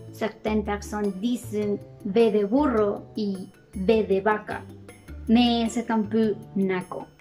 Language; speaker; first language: French; non-native, learner; Spanish